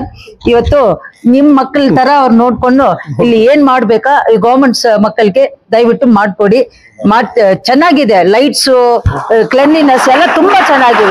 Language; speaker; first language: Kannada; non-native, local second language; Tamil